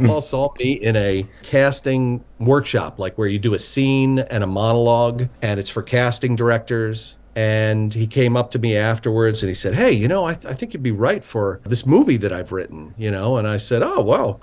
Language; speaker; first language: English; native; English